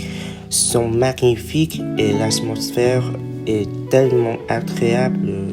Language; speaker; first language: French; non-native, fluent; Vietnamese